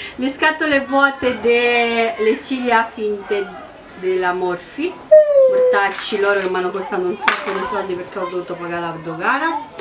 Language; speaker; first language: Italian; non-native, fluent; Romanian